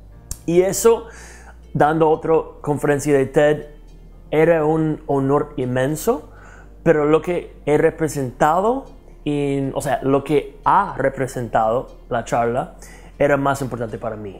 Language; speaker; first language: Spanish; non-native, fluent; English